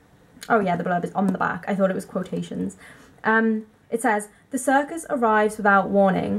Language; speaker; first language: English; native; English